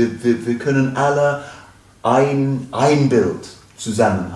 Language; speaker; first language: German; non-native, fluent; English